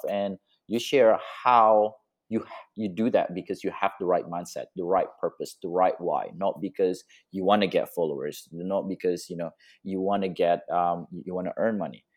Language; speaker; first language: English; non-native, fluent; Indonesian